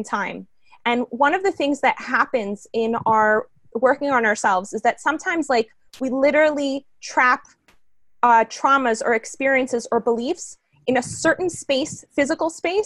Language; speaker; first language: English; early bilingual, other home language; Spanish